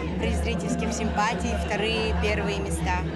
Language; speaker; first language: Russian; non-native, local second language; Kyrgyz